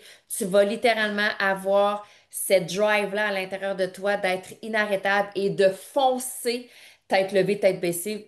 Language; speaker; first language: French; native; French